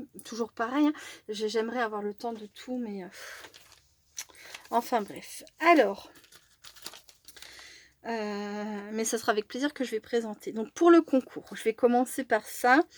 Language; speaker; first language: French; native; French